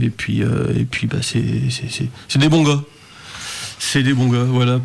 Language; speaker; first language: French; native; French